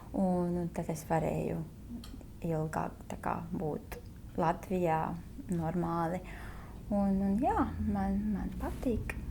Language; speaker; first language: Latvian; non-native, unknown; Spanish